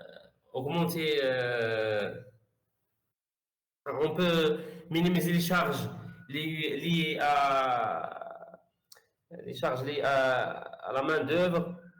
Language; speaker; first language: French; non-native, fluent; Arabic